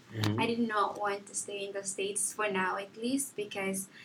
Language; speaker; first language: English; non-native, fluent; Portuguese